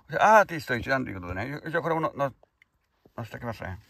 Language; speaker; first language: Japanese; native; Japanese